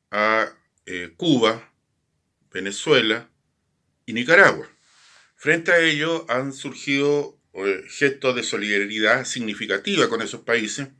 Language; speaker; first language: Spanish; native; Spanish